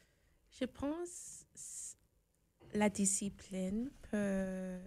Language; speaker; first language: French; non-native, fluent; English